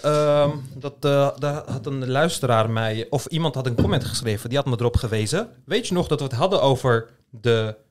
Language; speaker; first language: Dutch; early bilingual, other home language; Turkish